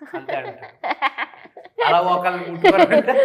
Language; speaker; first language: Telugu; native; Telugu